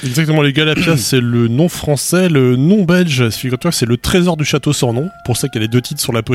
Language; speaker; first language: French; native; French